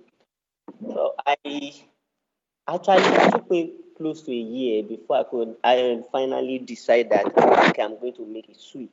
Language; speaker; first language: English; non-native, local second language; Yoruba